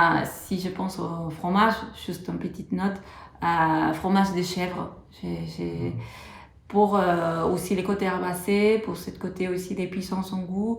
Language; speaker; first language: French; non-native, fluent; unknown